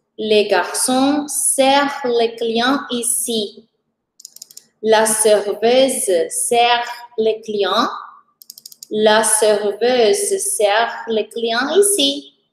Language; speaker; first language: French; non-native, fluent; Portuguese